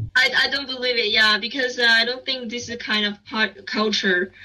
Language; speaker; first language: English; non-native, learner; Chinese